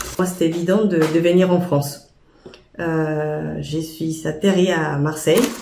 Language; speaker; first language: French; non-native, fluent; Spanish